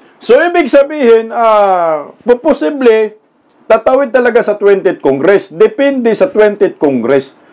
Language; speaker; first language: Filipino; non-native, local second language; Cebuano